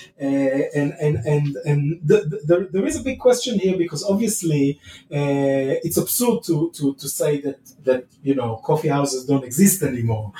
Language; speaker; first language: English; non-native, fluent; Hebrew